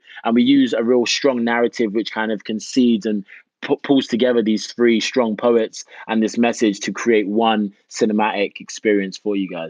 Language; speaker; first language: English; native; English